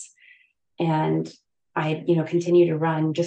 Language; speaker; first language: English; native; English